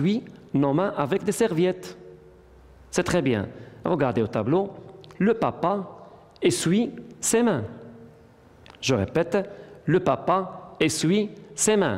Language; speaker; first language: French; non-native, local second language; Arabic